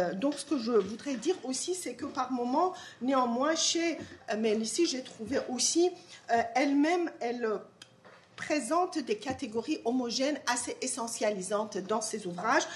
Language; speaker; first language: French; non-native, fluent; Persian